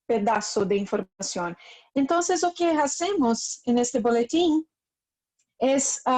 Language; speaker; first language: Spanish; non-native, learner; Portuguese